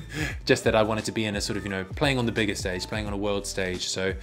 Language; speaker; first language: English; native; English